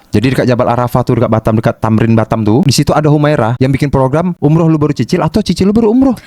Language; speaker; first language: Indonesian; native; Indonesian